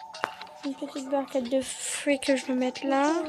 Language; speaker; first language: French; native; French